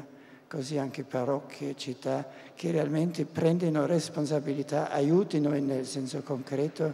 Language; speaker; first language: Italian; non-native, fluent; German